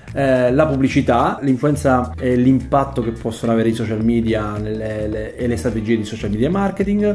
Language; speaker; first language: Italian; native; Italian